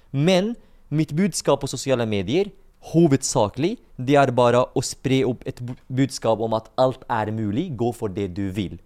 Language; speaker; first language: Norwegian; non-native, fluent; Arabic